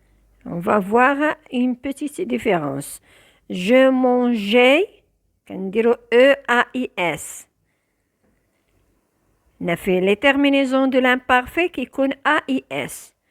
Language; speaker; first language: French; non-native, local second language; Arabic